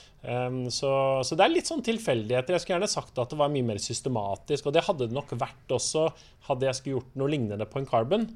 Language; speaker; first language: Norwegian; native; Norwegian